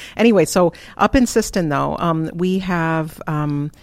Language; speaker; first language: English; native; English